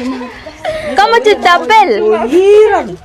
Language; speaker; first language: French; non-native, learner; Telugu